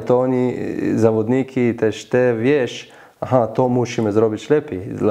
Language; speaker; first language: Polish; non-native, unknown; Slovenian